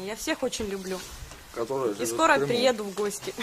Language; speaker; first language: Russian; native; Russian